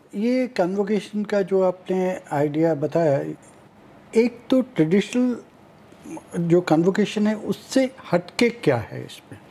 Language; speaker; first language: Hindi; native; Hindi